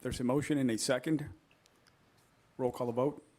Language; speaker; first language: English; native; English